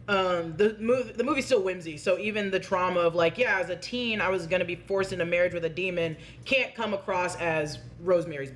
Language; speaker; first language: English; native; English